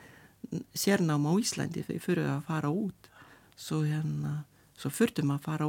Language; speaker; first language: Icelandic; non-native, fluent; Lithuanian